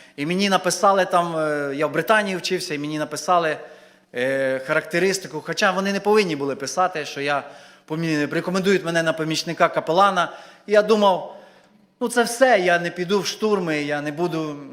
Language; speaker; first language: Ukrainian; native; Ukrainian